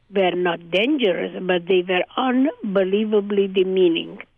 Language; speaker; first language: English; early bilingual, other home language; Hungarian